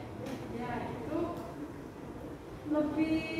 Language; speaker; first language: Indonesian; native; Indonesian